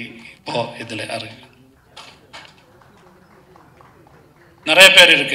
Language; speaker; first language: Tamil; non-native, learner; Malayalam